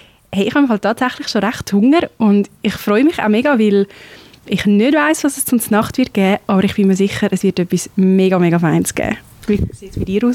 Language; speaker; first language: German; native; German